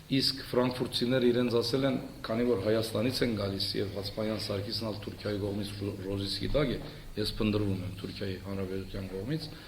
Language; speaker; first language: Armenian; early bilingual, heritage; Armenian